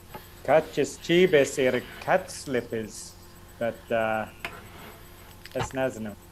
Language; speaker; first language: Latvian; non-native, learner; English